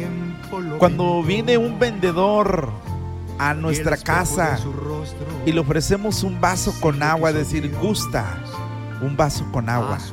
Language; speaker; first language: Spanish; native; Spanish